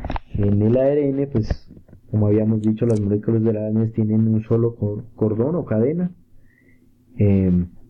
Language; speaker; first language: Spanish; native; Spanish